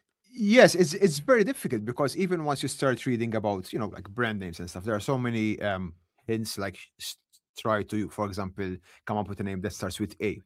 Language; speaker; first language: English; non-native, local second language; Maltese